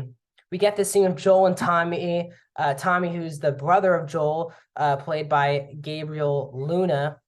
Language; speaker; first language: English; native; English